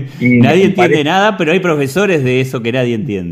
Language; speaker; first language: Spanish; native; Spanish